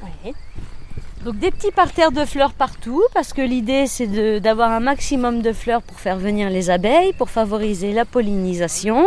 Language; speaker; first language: French; native; French